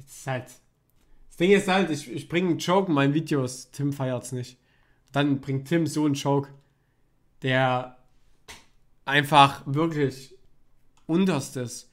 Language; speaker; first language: German; native; German